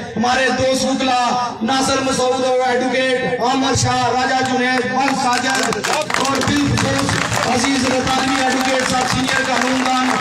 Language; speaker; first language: Urdu; non-native, local second language; Pahari-Potwari